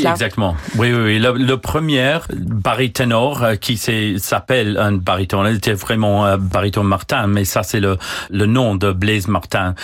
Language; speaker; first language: French; non-native, learner; English